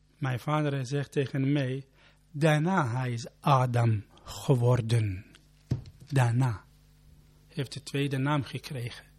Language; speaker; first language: Dutch; non-native, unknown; Arabic